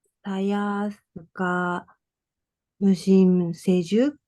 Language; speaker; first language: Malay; non-native, learner; Japanese